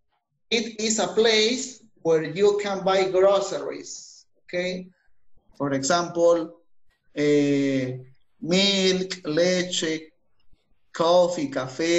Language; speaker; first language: English; non-native, fluent; Spanish